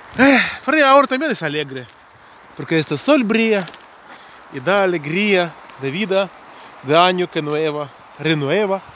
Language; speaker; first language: Spanish; non-native, fluent; Ukrainian